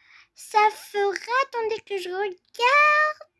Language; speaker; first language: French; native; French